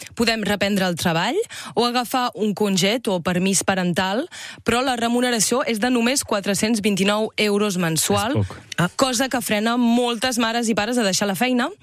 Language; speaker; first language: Catalan; native; Catalan